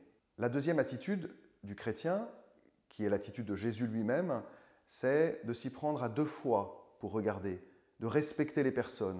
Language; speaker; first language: French; native; French